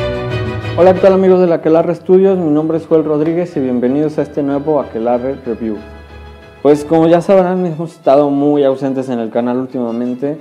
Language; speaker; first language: Spanish; native; Spanish